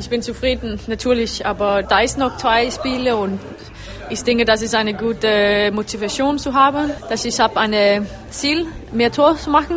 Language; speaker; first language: German; non-native, learner; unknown